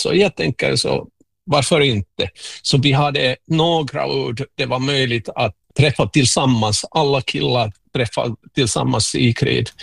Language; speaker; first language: Swedish; non-native, local second language; Finnish